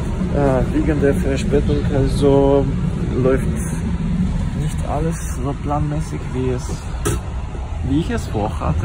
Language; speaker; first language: German; non-native, learner; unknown